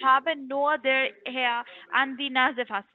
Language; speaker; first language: German; non-native, learner; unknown